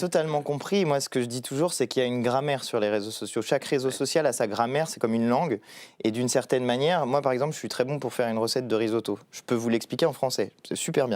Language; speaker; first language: French; native; French